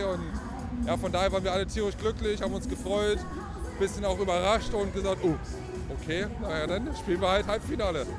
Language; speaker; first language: German; native; German